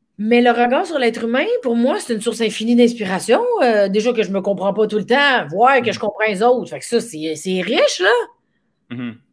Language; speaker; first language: French; native; French